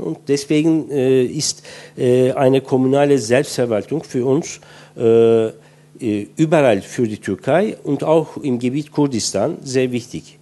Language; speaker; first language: German; non-native, fluent; Turkish